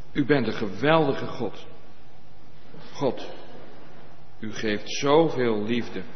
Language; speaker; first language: Dutch; native; Dutch